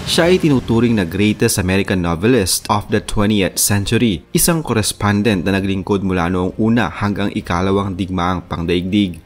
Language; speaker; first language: Filipino; native; Filipino